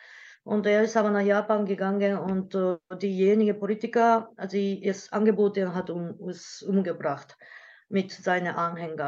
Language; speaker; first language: German; non-native, learner; Japanese